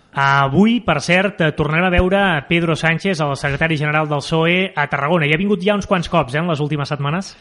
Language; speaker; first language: Catalan; native; Catalan